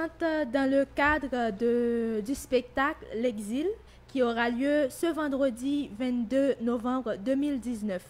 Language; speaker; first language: French; native; French